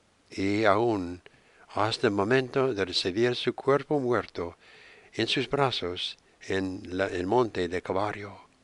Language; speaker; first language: Spanish; non-native, fluent; English